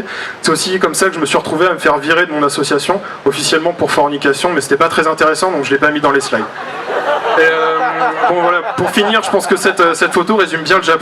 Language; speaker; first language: French; native; French